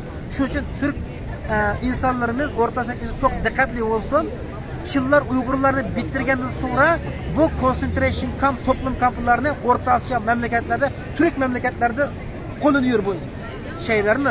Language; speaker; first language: Turkish; non-native, learner; Uyghur